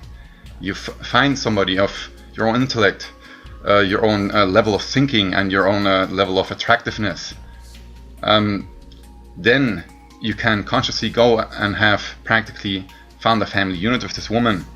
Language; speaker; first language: English; non-native, fluent; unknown